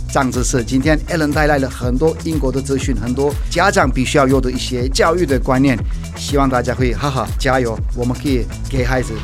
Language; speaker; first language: Chinese; non-native, fluent; Turkish